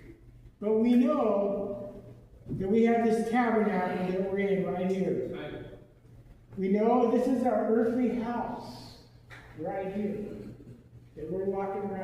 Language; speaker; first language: English; native; English